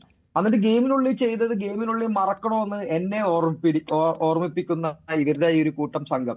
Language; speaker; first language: Malayalam; native; Malayalam